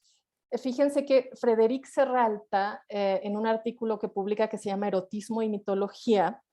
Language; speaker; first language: Spanish; native; Spanish